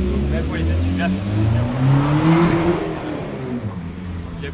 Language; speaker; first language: French; native; French